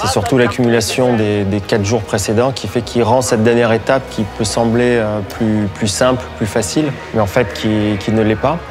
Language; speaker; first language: French; native; French